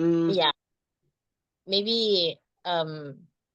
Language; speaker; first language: English; non-native, learner; Indonesian